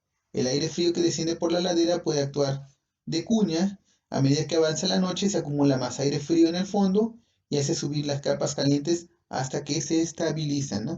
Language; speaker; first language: Spanish; native; Spanish